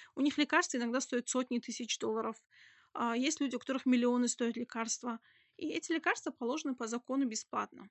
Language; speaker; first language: Russian; native; Russian